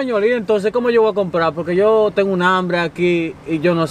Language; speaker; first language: Spanish; early bilingual, heritage; Spanish